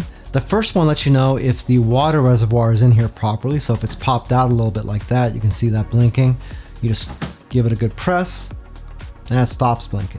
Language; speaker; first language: English; native; English